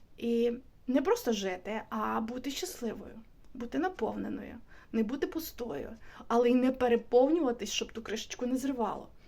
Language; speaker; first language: Ukrainian; non-native, local second language; Russian